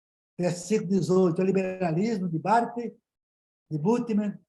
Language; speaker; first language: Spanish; non-native, learner; Portuguese